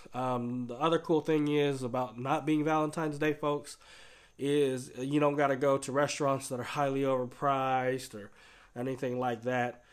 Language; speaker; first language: English; native; English